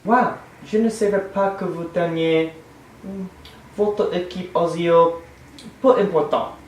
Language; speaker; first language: French; non-native, learner; English